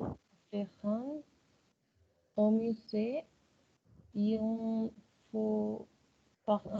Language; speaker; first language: French; non-native, learner; Spanish